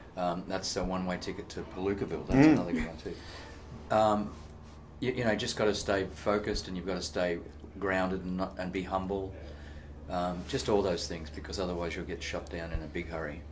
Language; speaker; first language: English; native; English